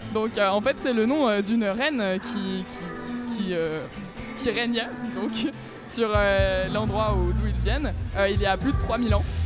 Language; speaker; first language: French; native; French